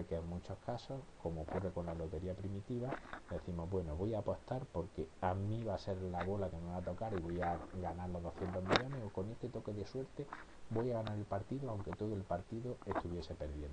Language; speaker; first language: Spanish; native; Spanish